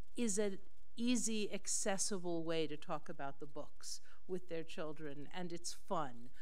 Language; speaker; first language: English; native; English